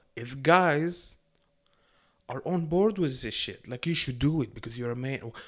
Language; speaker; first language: English; non-native, fluent; Arabic